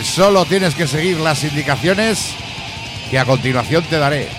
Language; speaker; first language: Spanish; native; Spanish